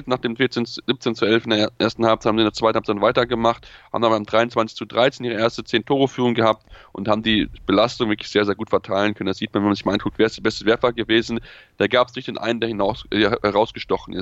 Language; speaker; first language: German; native; German